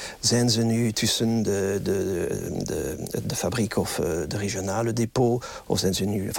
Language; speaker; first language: Dutch; non-native, local second language; French